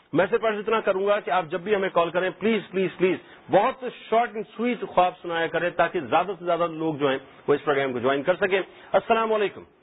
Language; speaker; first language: Urdu; native; Urdu